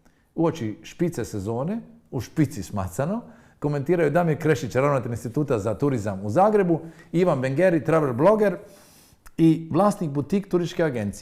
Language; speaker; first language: Croatian; native; Croatian